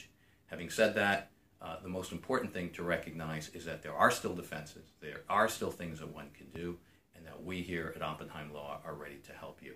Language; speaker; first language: English; native; English